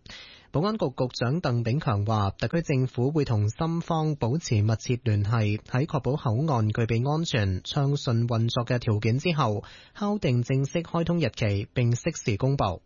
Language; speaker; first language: Cantonese; native; Cantonese